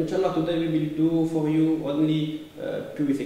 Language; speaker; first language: English; non-native, learner; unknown